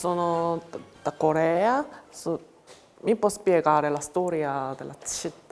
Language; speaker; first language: Italian; non-native, learner; Korean